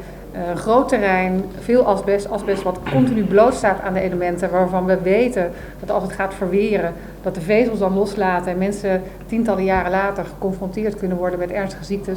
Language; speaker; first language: Dutch; native; Dutch